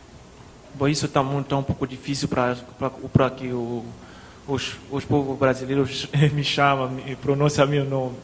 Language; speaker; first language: Portuguese; non-native, fluent; Haitian Creole